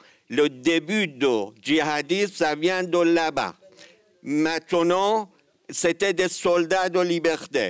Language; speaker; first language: French; non-native, fluent; Kurdish